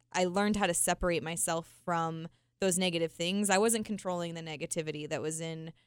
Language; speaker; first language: English; native; English